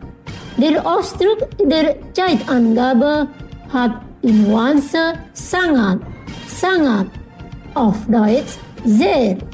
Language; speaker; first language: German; non-native, fluent; Indonesian